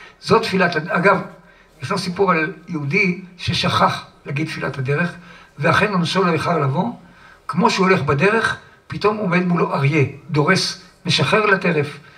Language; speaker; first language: Hebrew; native; Hebrew